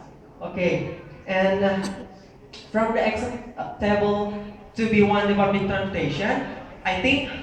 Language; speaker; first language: English; non-native, learner; Indonesian